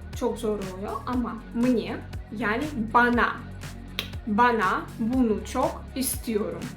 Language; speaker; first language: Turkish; non-native, fluent; Russian